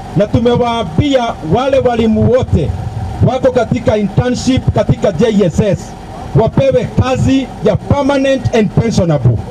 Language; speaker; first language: Swahili; non-native, local second language; Kikuyu